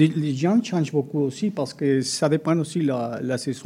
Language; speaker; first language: French; non-native, fluent; Spanish